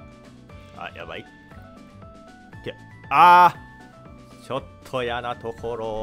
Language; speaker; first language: Japanese; native; Japanese